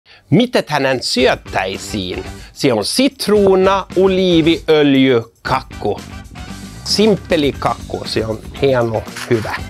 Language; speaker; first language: Finnish; non-native, learner; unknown